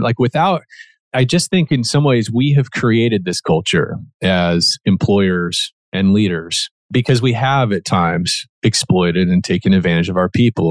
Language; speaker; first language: English; native; English